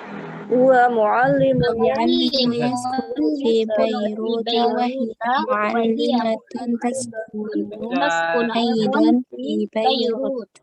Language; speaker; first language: Arabic; non-native, learner; Indonesian